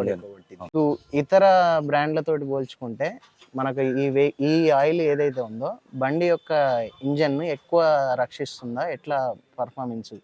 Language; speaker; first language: Telugu; native; Telugu